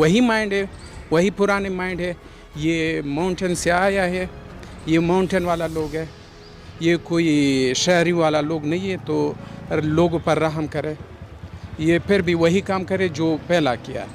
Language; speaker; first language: Hindi; non-native, fluent; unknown